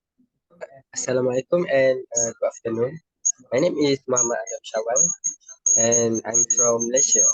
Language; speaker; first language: English; non-native, learner; Malay